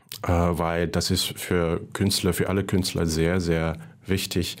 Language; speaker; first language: German; non-native, fluent; Cantonese